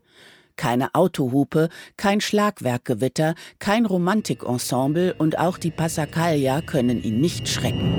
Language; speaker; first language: German; native; German